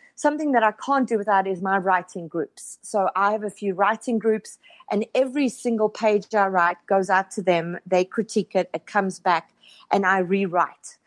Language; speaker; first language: English; native; English